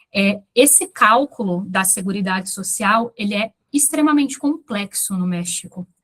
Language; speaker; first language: Portuguese; native; Portuguese